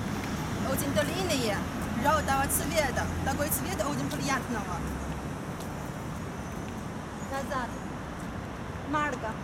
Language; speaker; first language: Russian; non-native, learner; Chinese